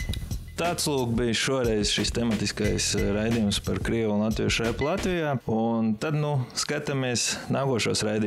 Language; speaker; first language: Latvian; native; Latvian